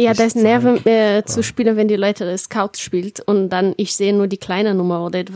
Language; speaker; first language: German; non-native, fluent; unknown